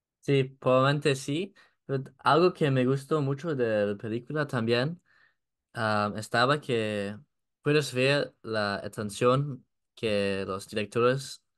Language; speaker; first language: Spanish; non-native, learner; English